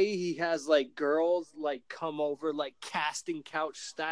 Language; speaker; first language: English; native; English